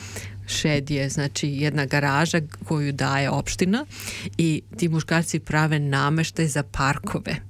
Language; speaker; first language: Serbian; native; Serbian